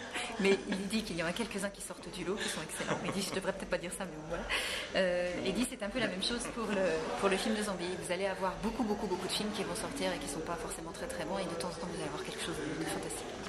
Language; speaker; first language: French; native; French